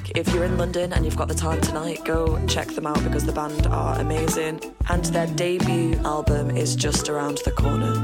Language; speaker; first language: English; native; English